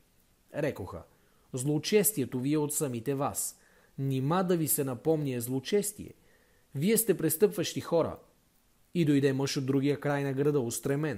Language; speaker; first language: Bulgarian; native; Bulgarian